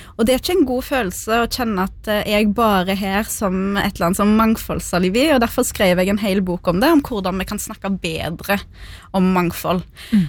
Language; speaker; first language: Norwegian; early bilingual, other home language; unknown